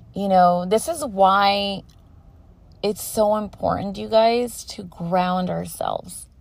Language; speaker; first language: English; early bilingual, other home language; Spanish